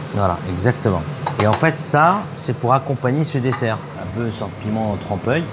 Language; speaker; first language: French; non-native, local second language; Arabic